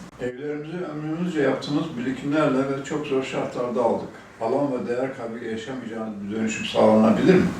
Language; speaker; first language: Turkish; native; Turkish